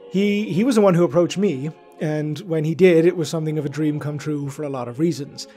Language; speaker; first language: English; native; English